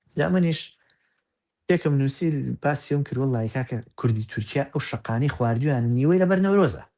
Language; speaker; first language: Central Kurdish; native; Central Kurdish